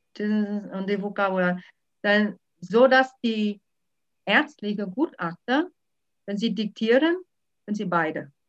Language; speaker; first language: German; non-native, fluent; Vietnamese